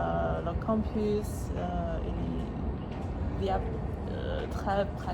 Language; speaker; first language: French; non-native, learner; English